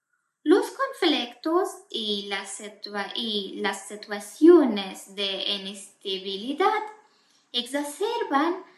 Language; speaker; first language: Spanish; non-native, fluent; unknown